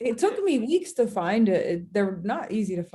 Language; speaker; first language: English; native; English